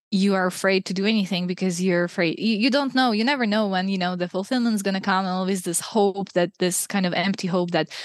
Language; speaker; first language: English; non-native, fluent; Russian